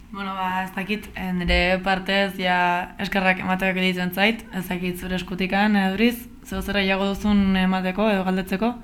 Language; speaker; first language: Basque; native; Basque